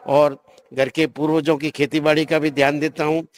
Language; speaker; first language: Hindi; native; Hindi